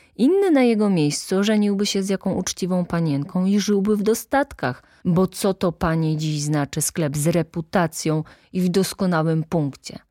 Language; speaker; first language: Polish; native; Polish